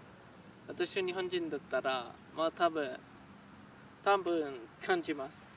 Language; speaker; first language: Japanese; non-native, learner; French